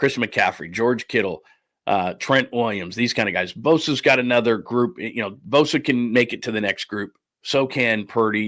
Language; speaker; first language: English; native; English